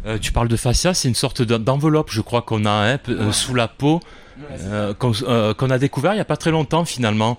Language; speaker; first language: French; native; French